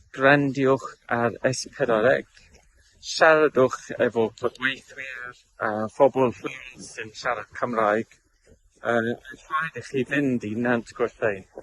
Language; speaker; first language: Welsh; non-native, learner; English